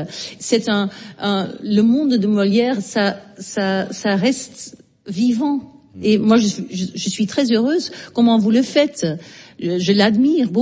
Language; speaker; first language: French; non-native, fluent; Dutch